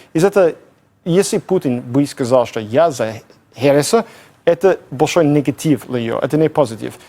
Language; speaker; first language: Russian; non-native, fluent; English